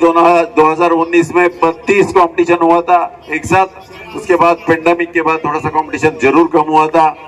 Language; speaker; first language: Hindi; non-native, local second language; Marathi